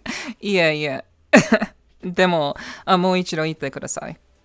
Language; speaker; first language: Japanese; non-native, learner; English